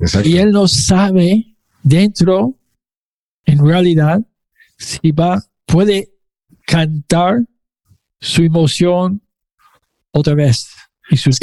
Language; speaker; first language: Spanish; non-native, fluent; English